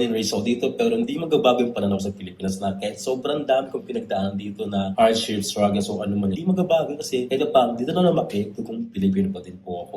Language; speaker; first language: Filipino; early bilingual, other home language; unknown